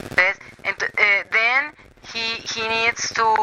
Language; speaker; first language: English; non-native, learner; Spanish